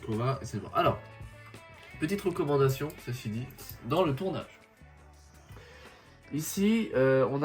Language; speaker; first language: French; native; French